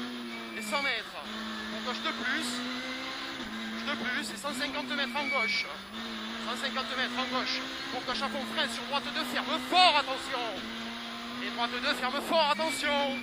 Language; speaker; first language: French; native; French